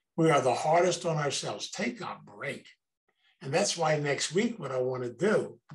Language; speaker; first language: English; native; English